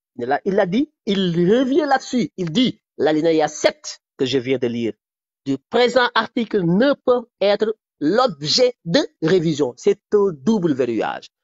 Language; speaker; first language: French; non-native, local second language; Wolof